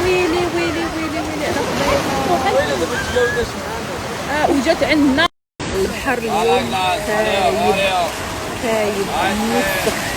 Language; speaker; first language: Arabic; native; Arabic